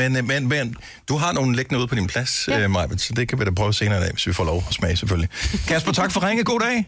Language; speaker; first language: Danish; native; Danish